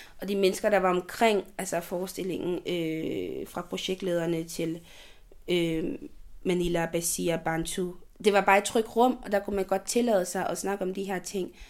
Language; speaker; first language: Danish; early bilingual, other home language; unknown